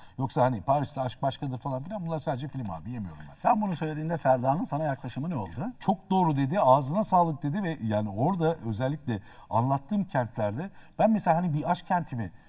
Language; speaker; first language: Turkish; native; Turkish